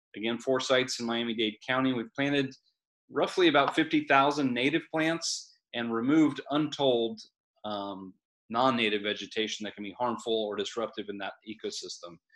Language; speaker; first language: English; native; English